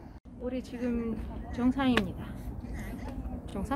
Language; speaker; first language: Korean; non-native, learner; Russian